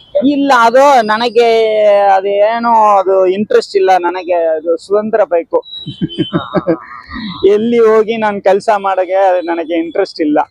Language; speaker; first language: Kannada; non-native, local second language; Tamil